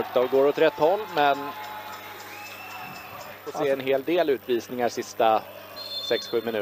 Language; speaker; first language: Swedish; native; Swedish